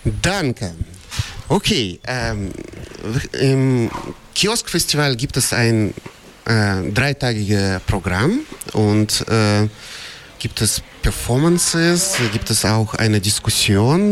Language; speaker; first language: German; non-native, fluent; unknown